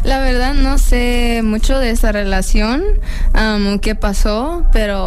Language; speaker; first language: Spanish; early bilingual, heritage; English